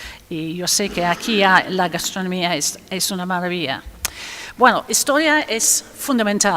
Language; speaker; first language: Spanish; non-native, fluent; English